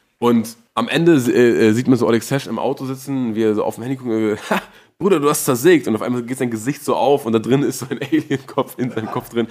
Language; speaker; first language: German; native; German